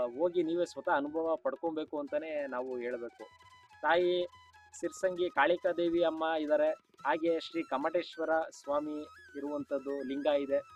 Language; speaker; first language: Kannada; native; Kannada